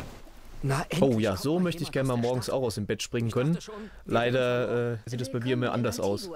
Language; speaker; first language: German; native; German